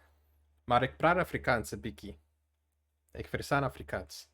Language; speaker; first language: Dutch; non-native, learner; Portuguese